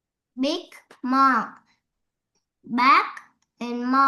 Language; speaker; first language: English; non-native, learner; Vietnamese